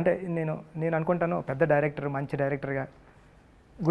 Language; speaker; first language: Telugu; native; Telugu